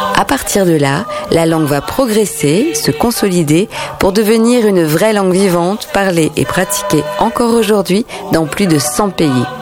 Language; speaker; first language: French; native; French